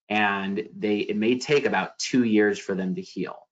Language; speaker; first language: English; native; English